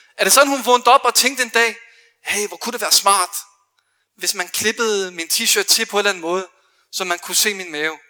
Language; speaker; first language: Danish; early bilingual, other home language; Arabic